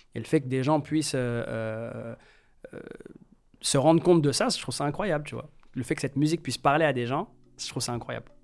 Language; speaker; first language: French; native; French